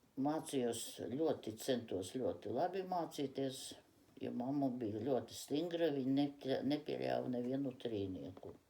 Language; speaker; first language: Latvian; early bilingual, other home language; Russian